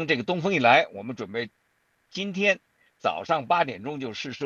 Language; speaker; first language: Chinese; native; Chinese